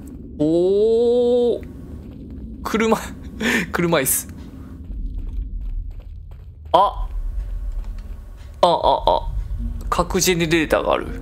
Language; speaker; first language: Japanese; native; Japanese